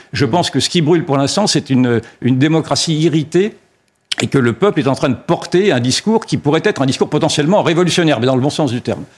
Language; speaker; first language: French; native; French